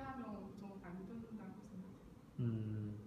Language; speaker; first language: Korean; non-native, learner; Chinese